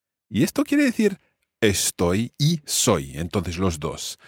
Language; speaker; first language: Spanish; non-native, fluent; English